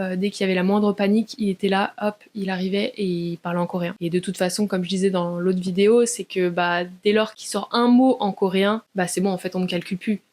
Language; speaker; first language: French; native; French